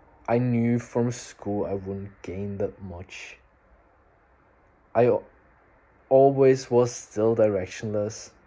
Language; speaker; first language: English; non-native, fluent; German